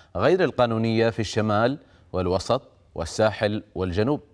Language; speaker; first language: Arabic; native; Arabic